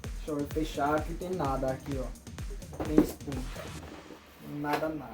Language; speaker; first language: Portuguese; non-native, local second language; Ticuna